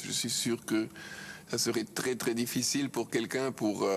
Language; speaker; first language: French; non-native, local second language; German